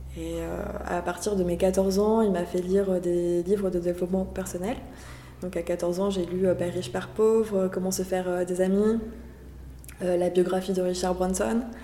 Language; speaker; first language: French; early bilingual, other home language; Spanish